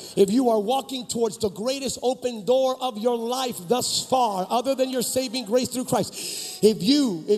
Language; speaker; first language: English; early bilingual, other home language; Spanish